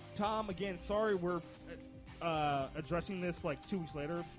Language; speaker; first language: English; native; English